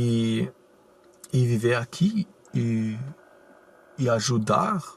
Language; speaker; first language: Portuguese; non-native, fluent; German